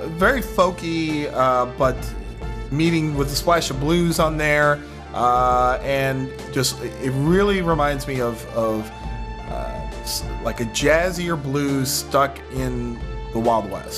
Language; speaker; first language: English; native; English